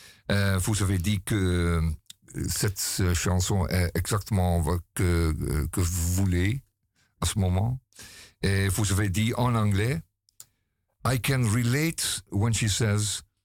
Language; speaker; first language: French; non-native, learner; Dutch